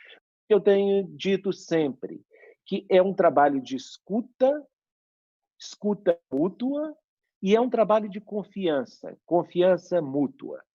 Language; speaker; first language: Portuguese; native; Portuguese